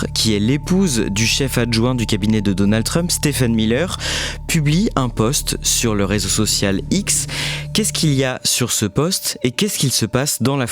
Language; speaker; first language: French; native; French